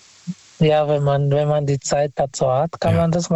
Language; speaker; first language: German; non-native, fluent; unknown